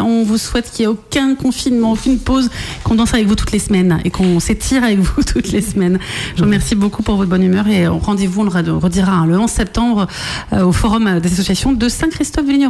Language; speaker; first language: French; native; French